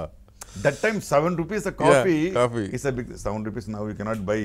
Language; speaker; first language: Telugu; non-native, learner; Tamil